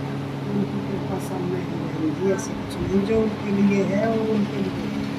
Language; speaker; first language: Hindi; native; Hindi